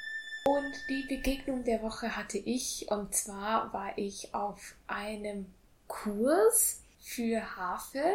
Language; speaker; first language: German; native; German